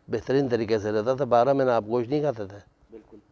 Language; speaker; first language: Urdu; non-native, local second language; Shina